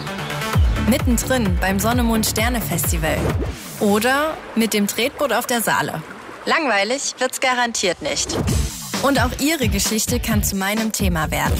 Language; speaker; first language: German; native; German